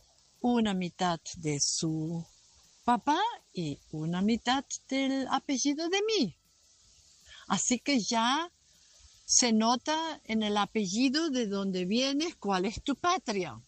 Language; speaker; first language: Spanish; non-native, local second language; German